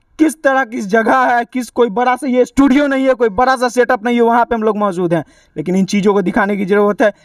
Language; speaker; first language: Hindi; native; Hindi